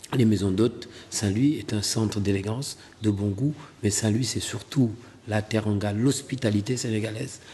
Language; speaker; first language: French; non-native, local second language; Wolof